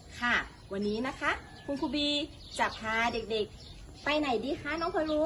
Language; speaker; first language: Thai; native; Thai